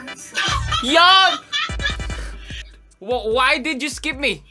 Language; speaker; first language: English; non-native, local second language; Filipino